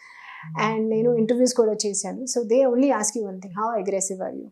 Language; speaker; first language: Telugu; non-native, fluent; Hindi